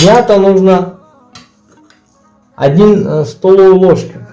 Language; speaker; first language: Russian; non-native, learner; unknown